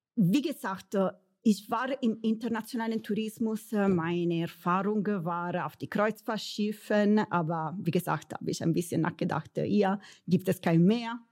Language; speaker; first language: German; non-native, fluent; Italian